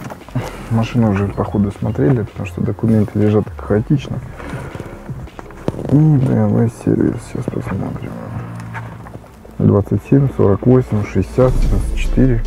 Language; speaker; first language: Russian; native; Russian